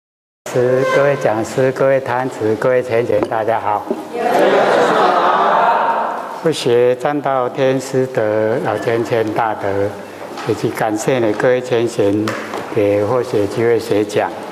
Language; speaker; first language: Chinese; native; Chinese